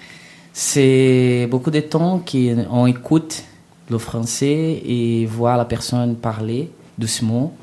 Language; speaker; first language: French; non-native, learner; Portuguese